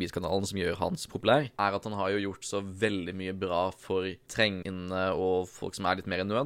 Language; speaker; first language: Norwegian; native; Norwegian